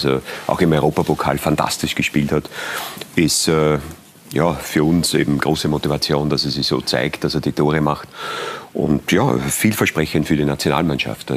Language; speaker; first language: German; native; German